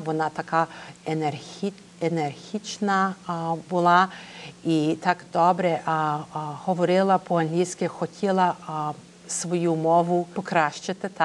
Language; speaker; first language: Ukrainian; early bilingual, heritage; English